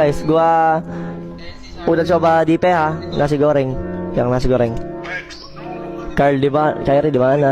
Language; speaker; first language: Indonesian; non-native, learner; Filipino